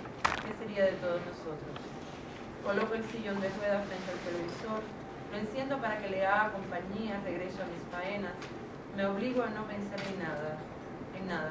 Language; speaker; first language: Spanish; native; Spanish